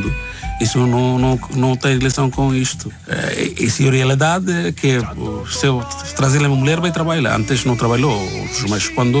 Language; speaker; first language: Portuguese; non-native, learner; Bangla